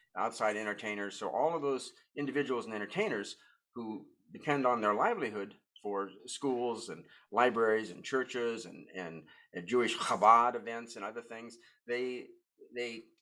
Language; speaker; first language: English; native; English